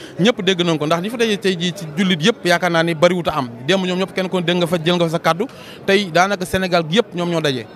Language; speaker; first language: Wolof; native; Wolof